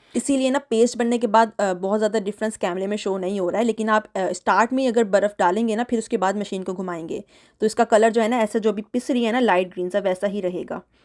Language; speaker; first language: Urdu; native; Urdu